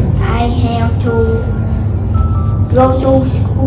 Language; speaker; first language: English; non-native, learner; Vietnamese